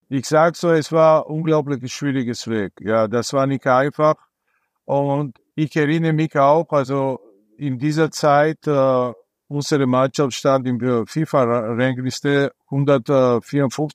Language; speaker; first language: German; non-native, fluent; Georgian